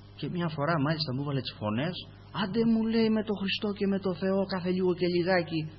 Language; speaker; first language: Greek; native; Greek